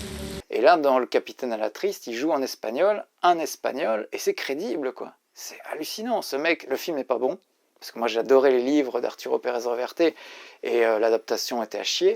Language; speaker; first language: French; native; French